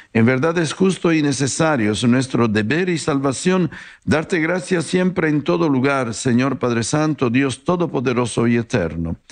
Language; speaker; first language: Spanish; non-native, fluent; Italian